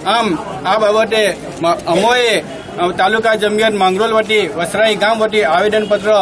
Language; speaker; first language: Gujarati; native; Gujarati